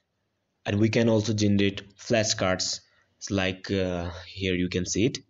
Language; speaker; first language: English; non-native, fluent; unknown